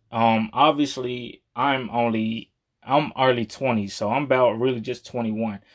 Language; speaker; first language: English; native; English